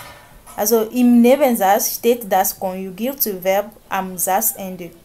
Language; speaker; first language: German; non-native, fluent; French